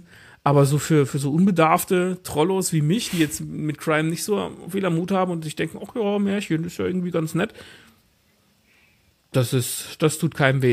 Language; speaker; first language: German; native; German